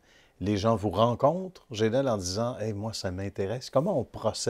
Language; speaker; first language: French; native; French